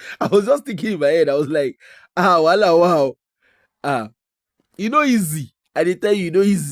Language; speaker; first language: Nigerian Pidgin; non-native, local second language; Yoruba